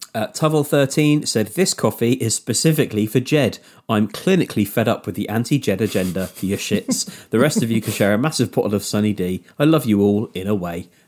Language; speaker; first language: English; native; English